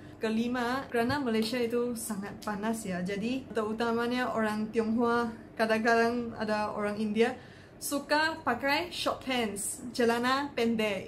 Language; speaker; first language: Indonesian; non-native, fluent; Chinese